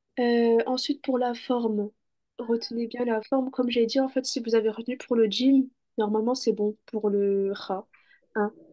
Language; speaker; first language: French; native; French